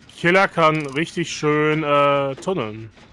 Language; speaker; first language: German; native; German